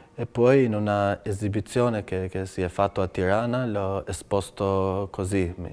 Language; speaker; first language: Italian; non-native, fluent; Albanian